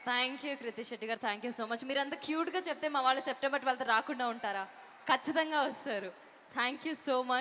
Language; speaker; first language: Telugu; native; Telugu